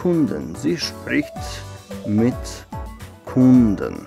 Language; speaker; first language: German; non-native, fluent; Serbian